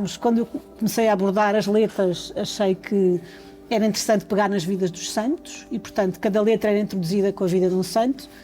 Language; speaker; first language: Portuguese; native; Portuguese